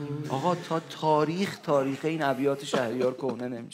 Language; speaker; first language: Persian; native; Persian